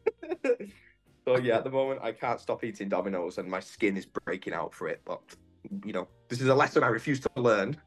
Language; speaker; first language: English; native; English